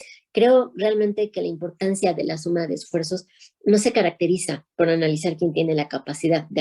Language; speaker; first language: Spanish; native; Spanish